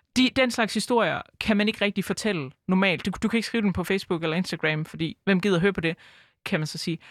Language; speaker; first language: Danish; native; Danish